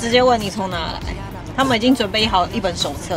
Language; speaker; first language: Chinese; native; Chinese